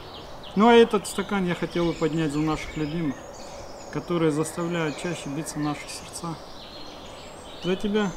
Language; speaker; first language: Russian; native; Russian